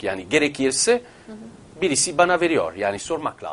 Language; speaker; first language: Turkish; non-native, fluent; Italian